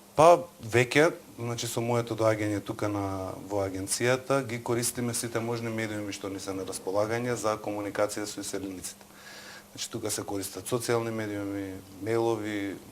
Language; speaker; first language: Macedonian; native; Macedonian